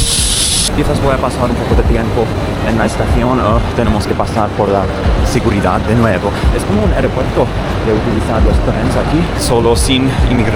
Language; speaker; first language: Spanish; non-native, learner; English